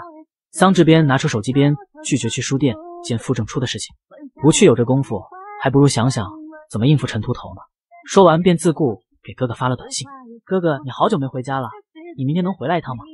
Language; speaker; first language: Chinese; native; Chinese